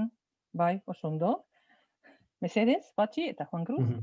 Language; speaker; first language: Basque; non-native, fluent; Slovenian